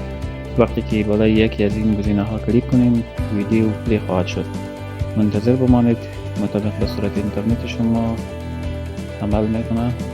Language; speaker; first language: Persian; native; Persian